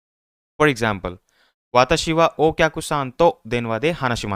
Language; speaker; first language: Japanese; non-native, fluent; Hindi